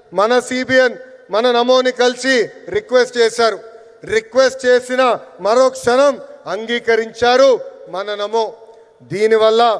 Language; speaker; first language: Telugu; native; Telugu